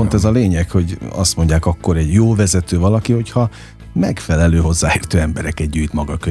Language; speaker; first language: Hungarian; native; Hungarian